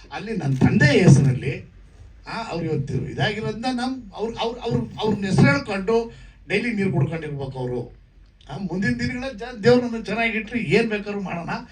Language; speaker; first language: Kannada; native; Kannada